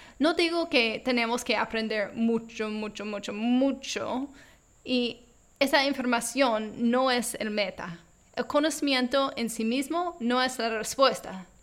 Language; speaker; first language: Spanish; non-native, fluent; English